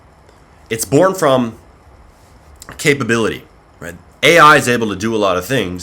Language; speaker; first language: English; native; English